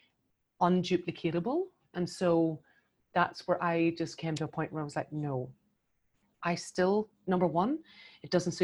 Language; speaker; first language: English; native; English